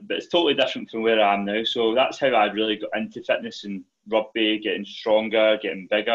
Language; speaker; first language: English; native; English